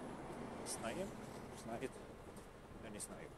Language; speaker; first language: Russian; non-native, learner; English